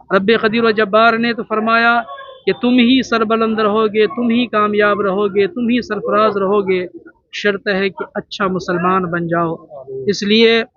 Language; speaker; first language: Urdu; native; Urdu